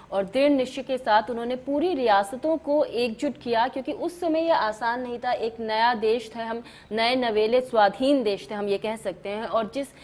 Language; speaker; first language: Hindi; native; Hindi